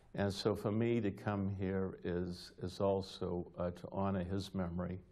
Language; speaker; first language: English; native; English